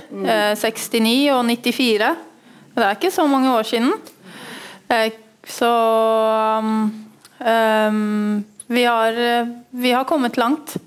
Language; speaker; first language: Norwegian; early bilingual, other home language; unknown